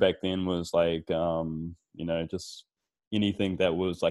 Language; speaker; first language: English; native; English